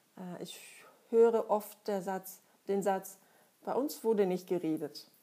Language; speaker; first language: German; non-native, fluent; Russian